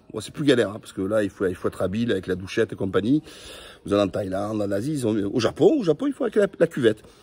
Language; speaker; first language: French; native; French